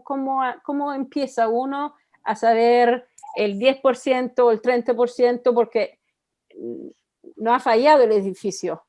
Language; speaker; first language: Spanish; non-native, fluent; Italian